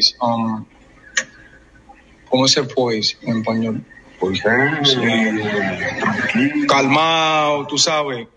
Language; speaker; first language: Spanish; early bilingual, heritage; English